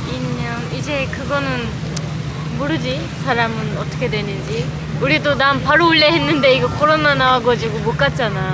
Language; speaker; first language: Korean; non-native, fluent; Turkish